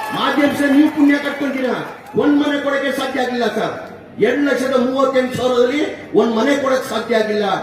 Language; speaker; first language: Kannada; non-native, local second language; Urdu